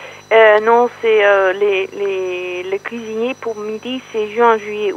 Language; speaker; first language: French; non-native, fluent; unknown